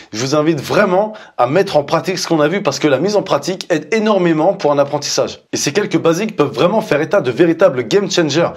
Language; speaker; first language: French; native; French